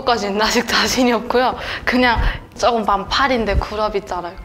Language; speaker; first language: Korean; native; Korean